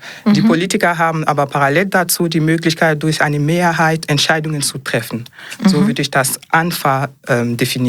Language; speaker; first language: German; non-native, fluent; French